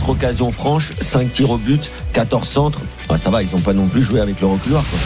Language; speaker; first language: French; native; French